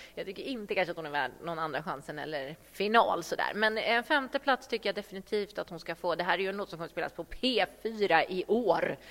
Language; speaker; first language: Swedish; native; Swedish